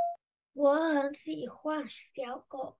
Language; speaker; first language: Chinese; non-native, learner; Vietnamese